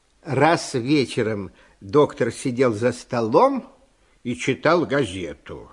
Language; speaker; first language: Russian; native; Russian